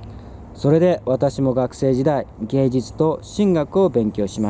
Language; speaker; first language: Japanese; non-native, fluent; Korean